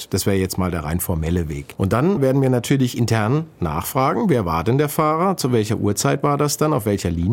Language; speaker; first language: German; native; German